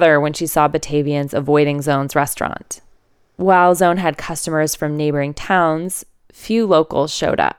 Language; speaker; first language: English; native; English